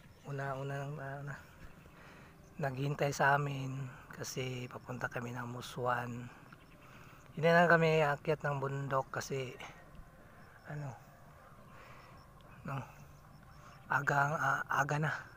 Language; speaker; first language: Filipino; non-native, local second language; Cebuano